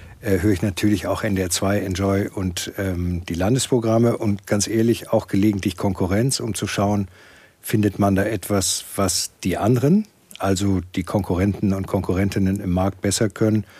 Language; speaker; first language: German; native; German